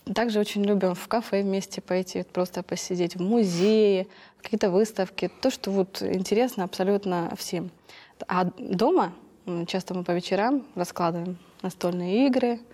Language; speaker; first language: Russian; native; Russian